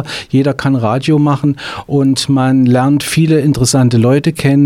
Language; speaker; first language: German; native; German